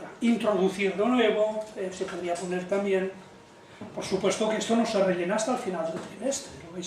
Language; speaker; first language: Spanish; native; Spanish